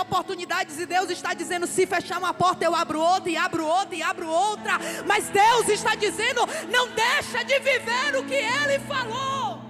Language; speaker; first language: Portuguese; native; Portuguese